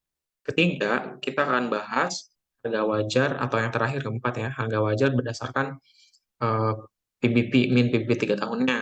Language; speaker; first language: Indonesian; native; Indonesian